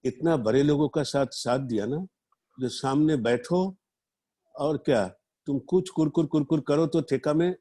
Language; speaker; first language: Hindi; non-native, local second language; Bangla